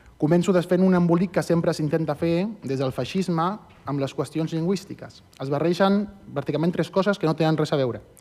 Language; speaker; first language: Catalan; early bilingual, other home language; Spanish